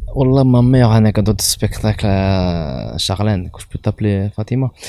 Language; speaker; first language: French; native; French